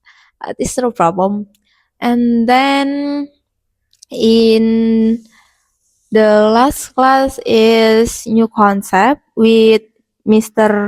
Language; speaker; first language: English; non-native, learner; Indonesian